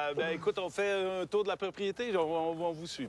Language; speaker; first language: French; native; French